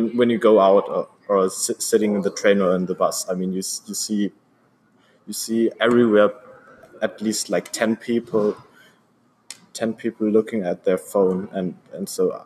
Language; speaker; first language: English; non-native, fluent; German